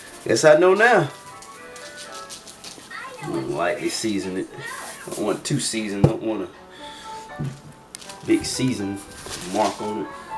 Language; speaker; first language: English; native; English